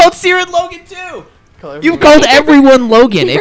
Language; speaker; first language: English; native; English